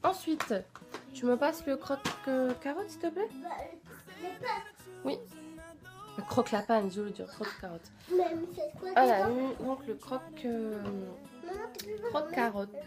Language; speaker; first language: French; native; French